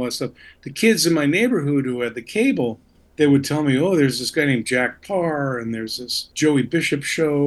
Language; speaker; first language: English; native; English